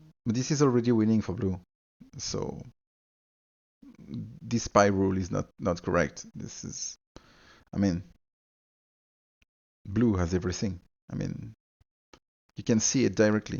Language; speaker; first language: English; non-native, fluent; French